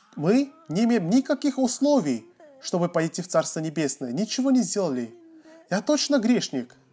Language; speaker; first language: Russian; non-native, fluent; Korean